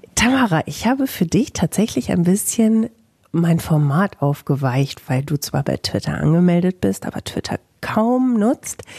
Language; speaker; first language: German; native; German